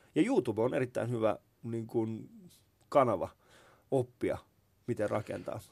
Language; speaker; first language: Finnish; early bilingual, other home language; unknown